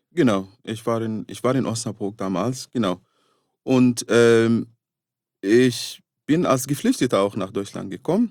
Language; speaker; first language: German; non-native, fluent; Arabic